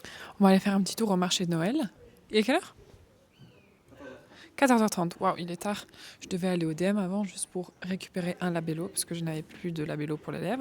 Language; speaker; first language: French; native; French